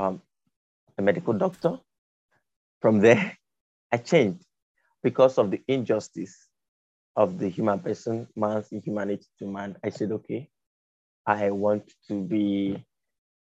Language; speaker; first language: English; non-native, local second language; Igbo